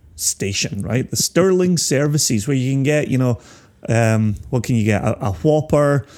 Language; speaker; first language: English; native; English